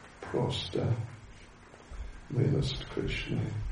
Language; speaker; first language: Russian; non-native, learner; English